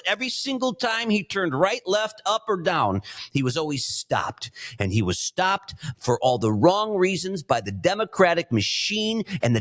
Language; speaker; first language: English; native; English